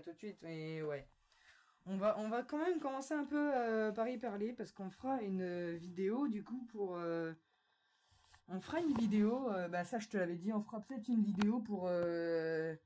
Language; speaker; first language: French; native; French